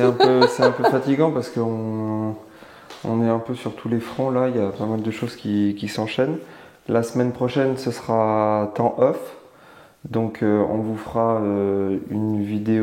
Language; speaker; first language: French; native; French